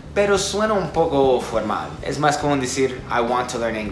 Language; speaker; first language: Spanish; non-native, fluent; Portuguese